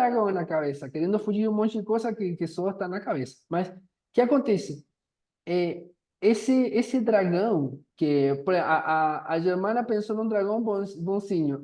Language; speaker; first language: Portuguese; non-native, fluent; Spanish